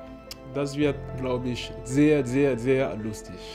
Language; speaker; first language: German; non-native, learner; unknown